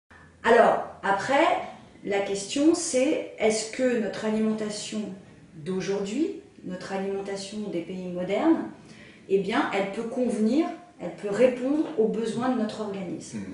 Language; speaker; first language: French; native; French